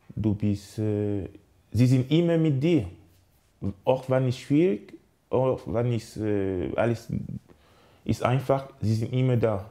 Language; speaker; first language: German; non-native, learner; French